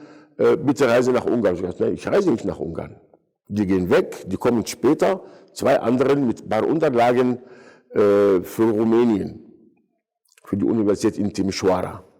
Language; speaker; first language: German; non-native, fluent; Arabic